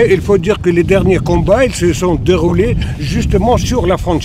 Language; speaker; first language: French; non-native, fluent; Russian